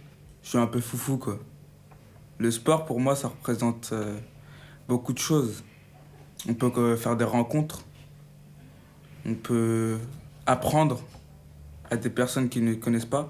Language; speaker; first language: French; native; French